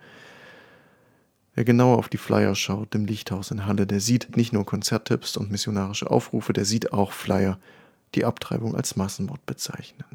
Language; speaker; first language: German; native; German